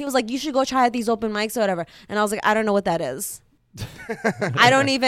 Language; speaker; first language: English; early bilingual, other home language; Arabic